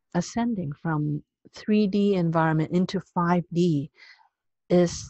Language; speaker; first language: English; non-native, local second language; Cantonese